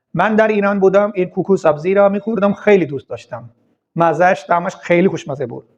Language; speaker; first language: Persian; non-native, fluent; Urdu